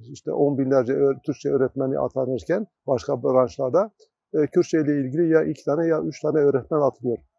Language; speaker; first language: Turkish; non-native, local second language; Kurdish